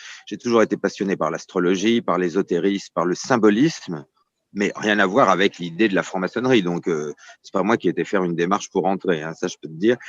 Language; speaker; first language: French; native; French